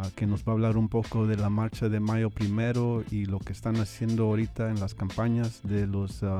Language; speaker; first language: Spanish; early bilingual, heritage; Spanish